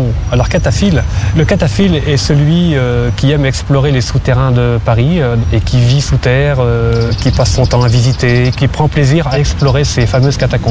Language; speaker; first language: French; native; French